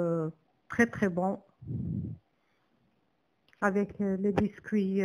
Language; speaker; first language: French; non-native, local second language; Arabic